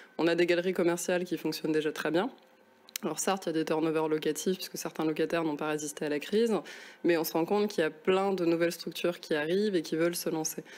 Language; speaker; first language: French; native; French